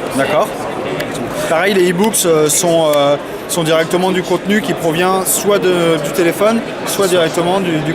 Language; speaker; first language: French; native; French